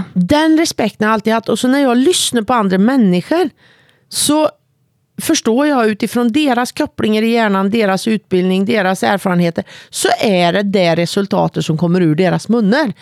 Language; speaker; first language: Swedish; native; Swedish